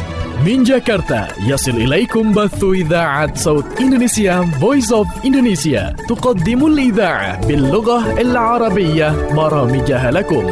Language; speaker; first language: Arabic; non-native, fluent; Indonesian